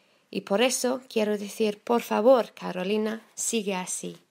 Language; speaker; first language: Spanish; non-native, fluent; English